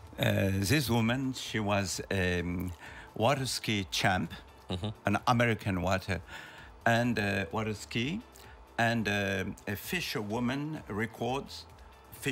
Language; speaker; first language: English; non-native, learner; French